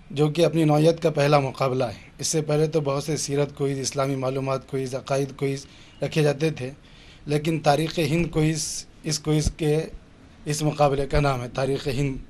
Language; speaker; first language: Urdu; native; Urdu